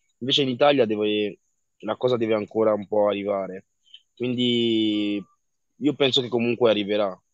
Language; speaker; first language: Italian; early bilingual, other home language; French